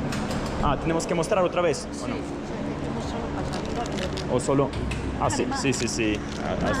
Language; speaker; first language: Spanish; non-native, fluent; Russian